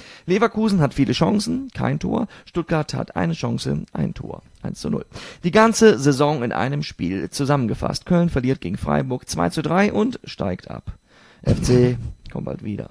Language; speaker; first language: German; native; German